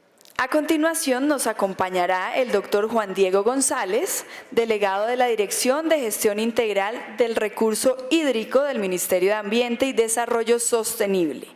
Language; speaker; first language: Spanish; native; Spanish